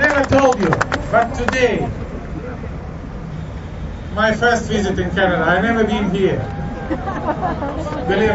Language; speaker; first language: English; non-native, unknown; Ukrainian